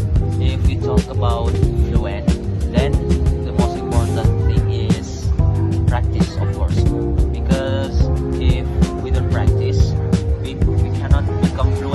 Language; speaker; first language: English; non-native, fluent; Indonesian